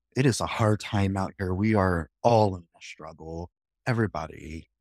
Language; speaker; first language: English; native; English